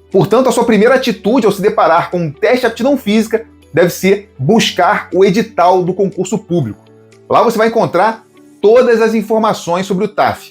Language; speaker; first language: Portuguese; native; Portuguese